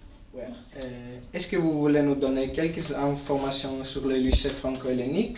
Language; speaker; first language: French; non-native, learner; Greek